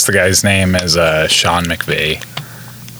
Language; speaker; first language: English; native; English